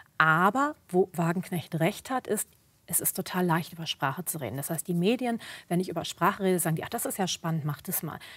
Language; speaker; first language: German; early bilingual, other home language; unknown